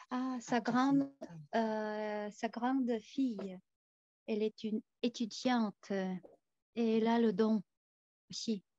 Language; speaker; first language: French; non-native, fluent; Tuvinian